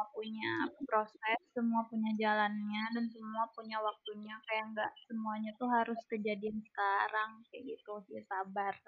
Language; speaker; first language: Indonesian; non-native, local second language; Banjar